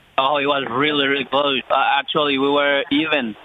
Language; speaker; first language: English; non-native, fluent; Spanish